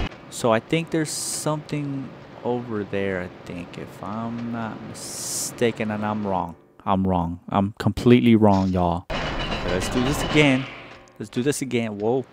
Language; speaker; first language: English; native; English